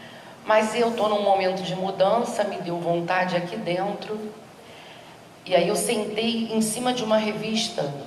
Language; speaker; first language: Portuguese; native; Portuguese